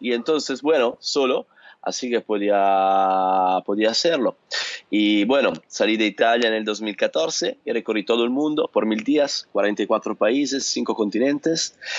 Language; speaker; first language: Spanish; non-native, fluent; Italian